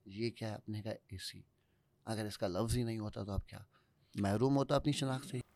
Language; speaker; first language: Urdu; native; Urdu